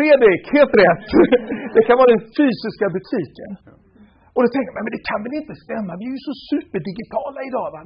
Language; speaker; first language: Swedish; native; Swedish